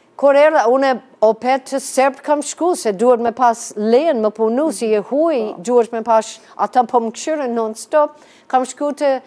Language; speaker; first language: Albanian; non-native, fluent; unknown